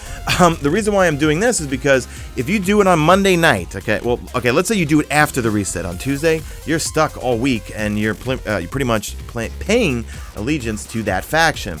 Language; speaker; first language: English; native; English